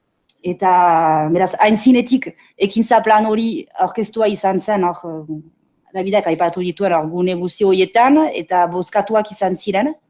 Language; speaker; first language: Basque; native; Basque